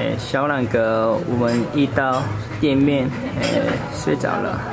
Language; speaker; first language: Chinese; non-native, fluent; Korean